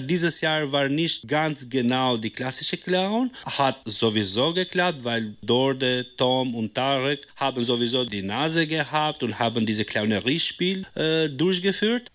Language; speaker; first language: German; non-native, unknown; Albanian